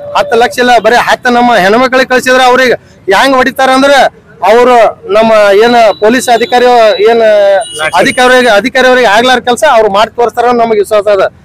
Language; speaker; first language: Kannada; non-native, local second language; Lambadi